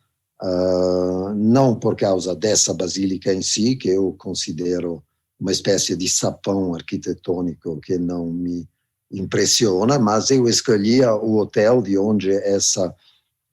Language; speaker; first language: Portuguese; non-native, fluent; Italian